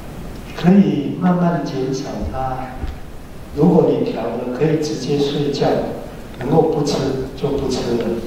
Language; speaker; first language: Chinese; native; Chinese